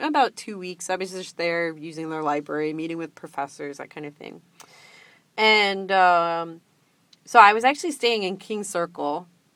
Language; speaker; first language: English; native; English